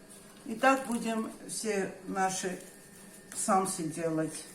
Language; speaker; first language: Russian; non-native, fluent; Armenian